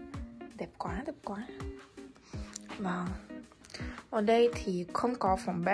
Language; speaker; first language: Vietnamese; non-native, fluent; Russian